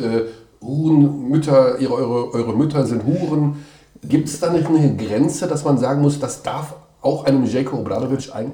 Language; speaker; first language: German; native; German